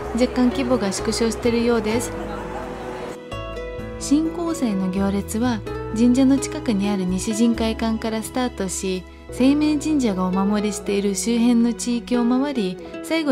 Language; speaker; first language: Japanese; non-native, fluent; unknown